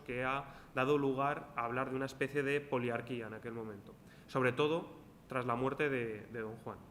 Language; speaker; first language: Spanish; native; Spanish